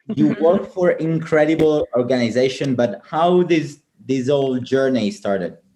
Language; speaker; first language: English; non-native, fluent; Italian